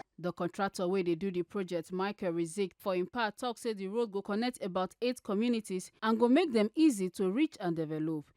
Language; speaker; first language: Nigerian Pidgin; native; Nigerian Pidgin